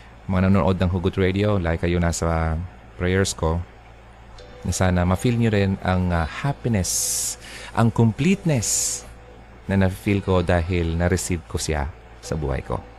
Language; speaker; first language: Filipino; native; Filipino